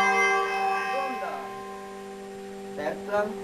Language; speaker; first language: Italian; native; Italian